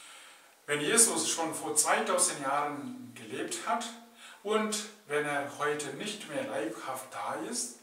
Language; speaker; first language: German; non-native, fluent; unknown